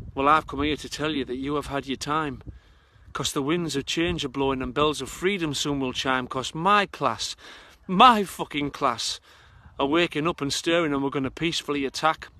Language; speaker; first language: English; native; English